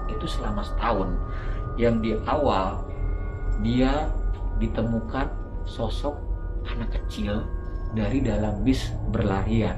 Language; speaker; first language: Indonesian; native; Indonesian